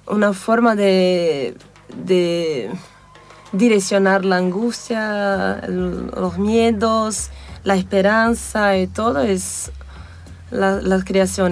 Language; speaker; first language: Spanish; non-native, fluent; Portuguese